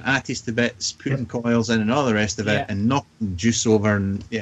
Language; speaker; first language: English; native; English